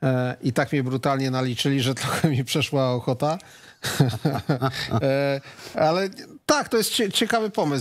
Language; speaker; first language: Polish; native; Polish